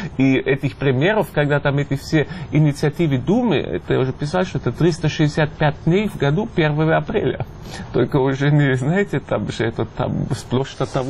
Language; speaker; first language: Russian; non-native, fluent; German